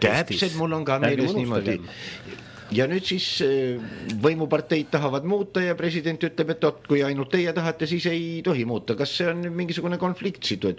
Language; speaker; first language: Estonian; native; Estonian